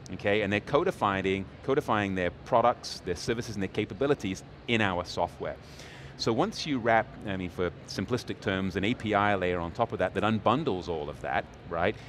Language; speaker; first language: English; native; English